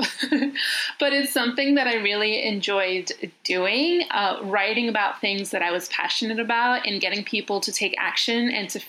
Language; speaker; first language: English; native; English